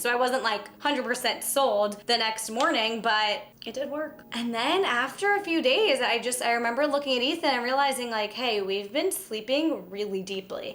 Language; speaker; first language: English; native; English